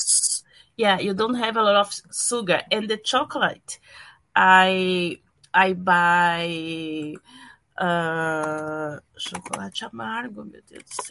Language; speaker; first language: English; non-native, learner; Portuguese